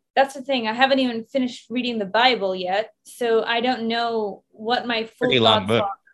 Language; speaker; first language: English; non-native, fluent; Persian